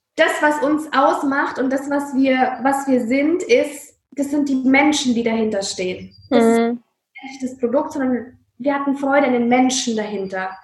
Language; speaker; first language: German; native; German